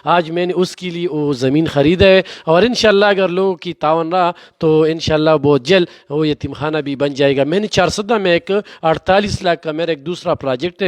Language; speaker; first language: Urdu; non-native, local second language; Pashto